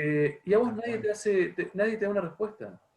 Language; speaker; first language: Spanish; native; Spanish